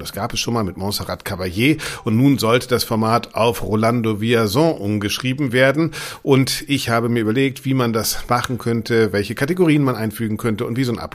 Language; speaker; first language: German; native; German